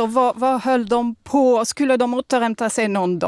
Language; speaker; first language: Swedish; non-native, fluent; French